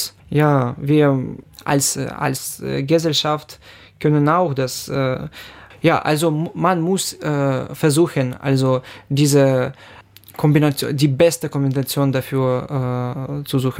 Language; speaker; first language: German; non-native, fluent; Ukrainian